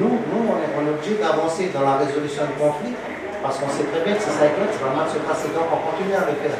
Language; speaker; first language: French; native; French